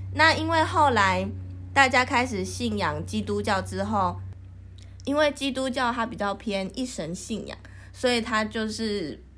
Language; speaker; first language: Chinese; native; Chinese